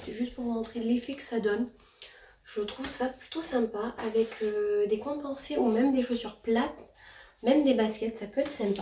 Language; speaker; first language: French; native; French